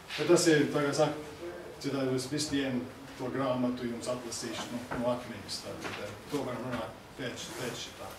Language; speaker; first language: Latvian; early bilingual, heritage; English